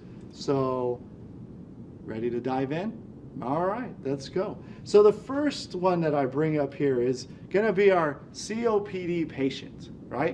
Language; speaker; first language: English; native; English